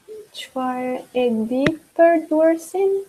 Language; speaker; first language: Albanian; non-native, learner; French